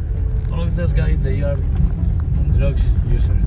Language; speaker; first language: English; non-native, fluent; Spanish